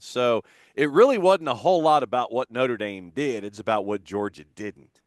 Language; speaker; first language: English; native; English